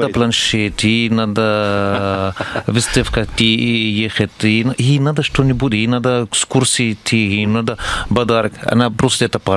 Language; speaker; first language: Russian; non-native, learner; Arabic